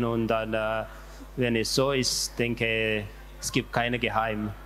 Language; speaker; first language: German; non-native, learner; Tigrinya